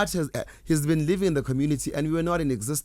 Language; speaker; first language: English; non-native, local second language; Zulu